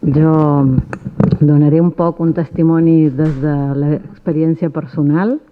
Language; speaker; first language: Catalan; early bilingual, other home language; Spanish